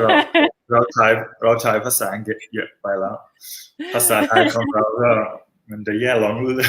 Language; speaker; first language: Thai; non-native, fluent; English